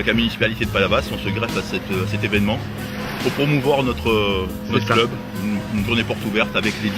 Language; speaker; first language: French; non-native, local second language; Arabic